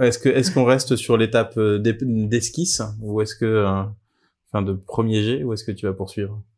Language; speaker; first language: French; native; French